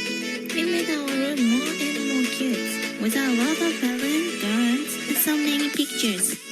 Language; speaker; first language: English; non-native, learner; Japanese